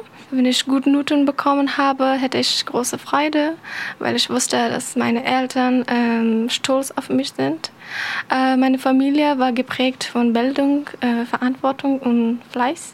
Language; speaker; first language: German; non-native, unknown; Persian